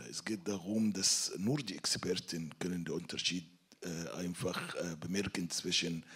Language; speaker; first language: German; non-native, fluent; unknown